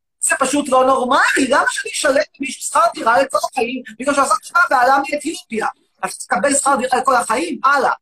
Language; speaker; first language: Hebrew; native; Hebrew